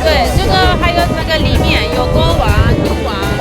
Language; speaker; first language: Chinese; non-native, learner; Persian